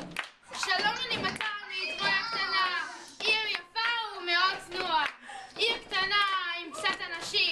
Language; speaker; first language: Hebrew; non-native, learner; English